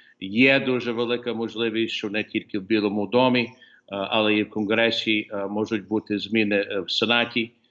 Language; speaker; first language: Ukrainian; early bilingual, heritage; Ukrainian